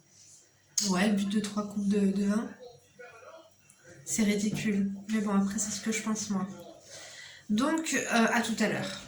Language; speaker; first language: French; native; French